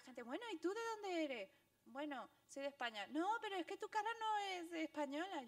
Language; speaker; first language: Spanish; early bilingual, other home language; Chinese